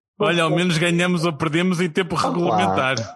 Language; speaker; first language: Portuguese; native; Portuguese